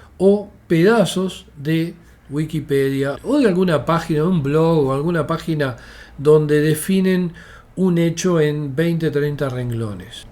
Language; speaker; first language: Spanish; native; Spanish